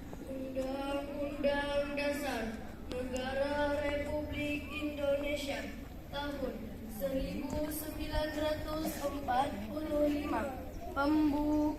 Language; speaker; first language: Indonesian; native; Indonesian